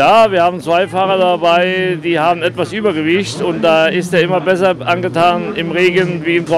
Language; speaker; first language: German; native; German